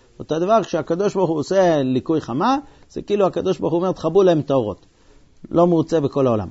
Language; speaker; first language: Hebrew; non-native, fluent; English